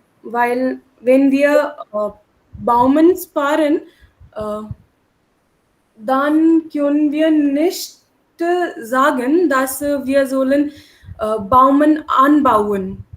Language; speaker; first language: German; non-native, learner; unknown